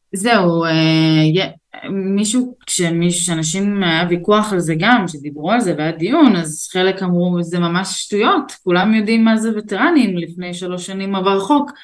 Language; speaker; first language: Hebrew; early bilingual, other home language; Russian